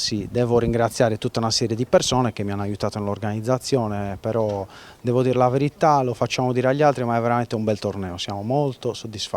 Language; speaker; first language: Italian; native; Italian